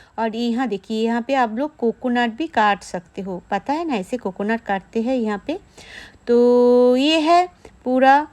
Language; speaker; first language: Hindi; non-native, local second language; Bangla